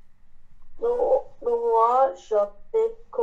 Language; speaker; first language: French; non-native, learner; Chinese